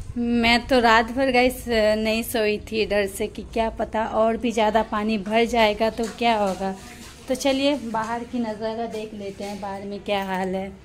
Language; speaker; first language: Hindi; non-native, local second language; Gujarati